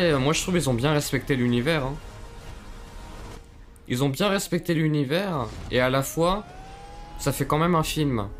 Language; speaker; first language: French; native; French